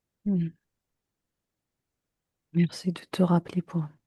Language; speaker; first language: French; native; French